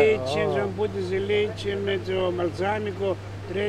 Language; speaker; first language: German; non-native, learner; Greek